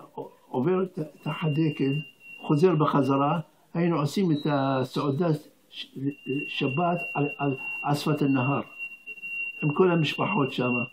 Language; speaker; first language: Hebrew; non-native, fluent; Arabic